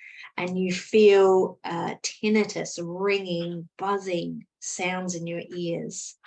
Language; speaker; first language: English; native; English